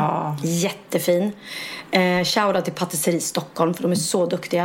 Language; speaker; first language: Swedish; native; Swedish